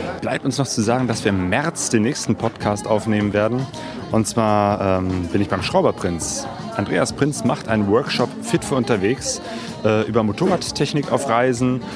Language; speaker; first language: German; native; German